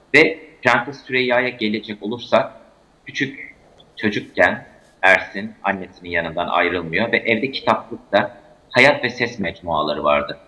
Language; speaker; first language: Turkish; native; Turkish